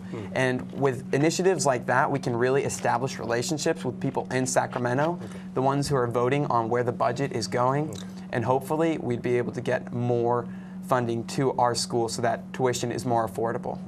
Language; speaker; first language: English; native; English